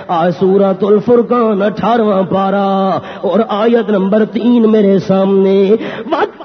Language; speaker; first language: Urdu; non-native, local second language; Pashto